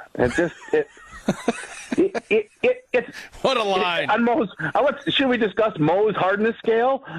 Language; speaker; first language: English; native; English